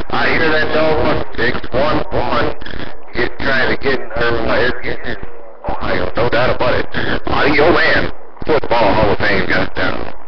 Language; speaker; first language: English; native; English